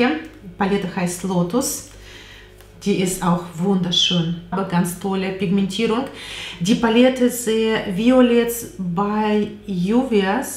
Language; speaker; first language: German; non-native, learner; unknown